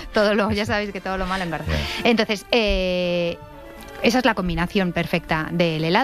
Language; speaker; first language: Spanish; native; Spanish